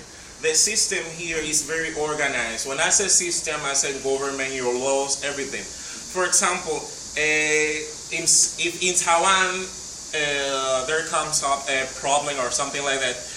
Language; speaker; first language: English; non-native, fluent; Spanish